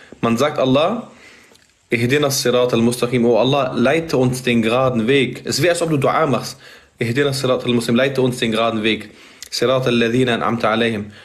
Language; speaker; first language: German; early bilingual, other home language; Arabic